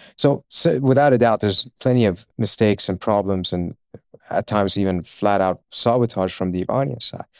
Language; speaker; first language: English; early bilingual, other home language; Persian